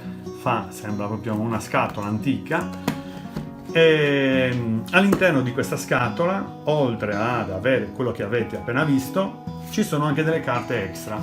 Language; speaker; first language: Italian; native; Italian